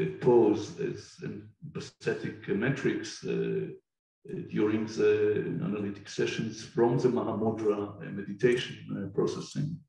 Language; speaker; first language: English; non-native, fluent; Hebrew